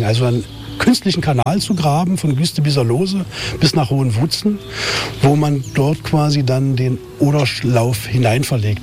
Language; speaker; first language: German; native; German